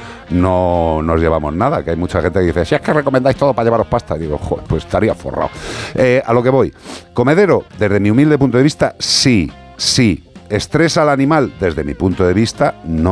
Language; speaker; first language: Spanish; native; Spanish